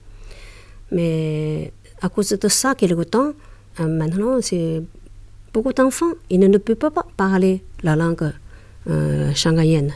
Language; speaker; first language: French; non-native, learner; Chinese